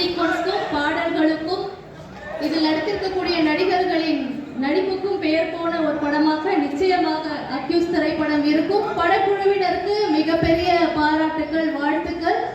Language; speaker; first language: Tamil; native; Tamil